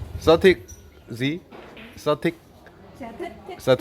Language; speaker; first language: Vietnamese; non-native, learner; Korean